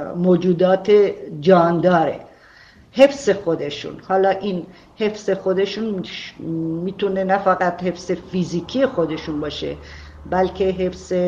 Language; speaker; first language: Persian; non-native, local second language; Armenian